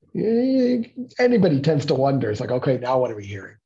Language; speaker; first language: English; native; English